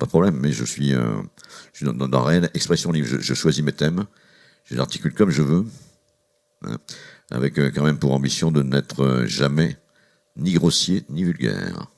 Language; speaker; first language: French; native; French